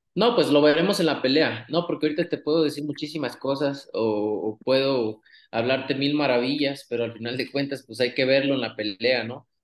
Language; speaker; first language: Spanish; native; Spanish